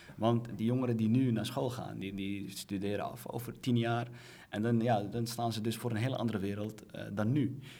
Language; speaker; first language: Dutch; early bilingual, other home language; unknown